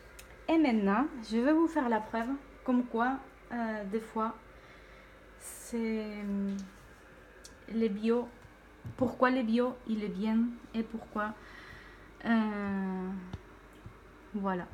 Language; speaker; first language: French; non-native, fluent; Spanish